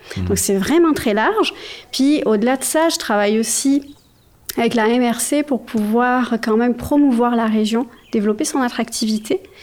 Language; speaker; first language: French; native; French